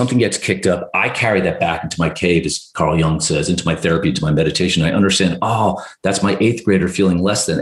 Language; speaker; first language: English; native; English